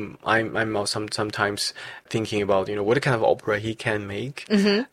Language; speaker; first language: English; non-native, fluent; Chinese